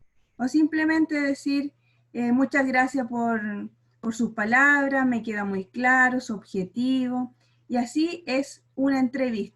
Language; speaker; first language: Spanish; native; Spanish